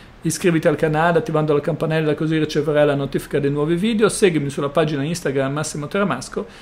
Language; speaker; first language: Italian; native; Italian